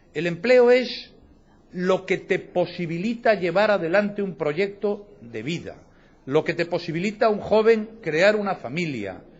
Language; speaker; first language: Spanish; native; Spanish